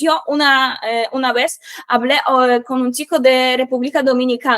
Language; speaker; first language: Spanish; non-native, fluent; Polish